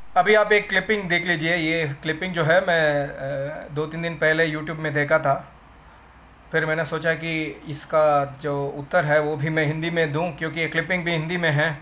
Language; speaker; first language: Hindi; non-native, local second language; Tamil